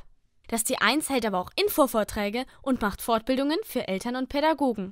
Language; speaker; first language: German; native; German